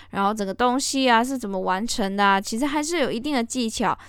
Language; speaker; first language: Chinese; native; Chinese